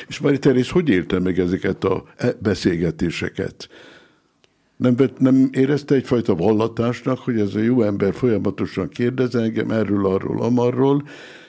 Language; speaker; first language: Hungarian; native; Hungarian